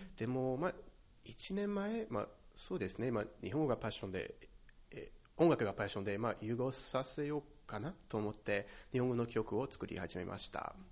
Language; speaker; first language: Japanese; non-native, fluent; English